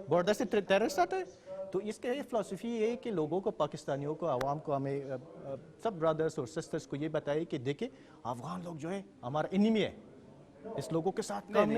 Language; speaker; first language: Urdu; non-native, fluent; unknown